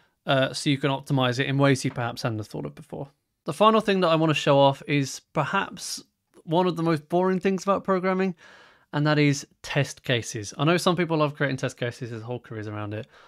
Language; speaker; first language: English; native; English